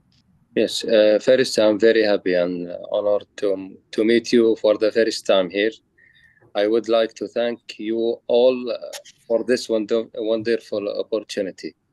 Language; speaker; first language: English; non-native, learner; Arabic